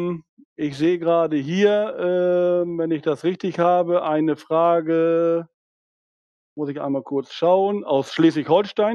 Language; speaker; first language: German; native; German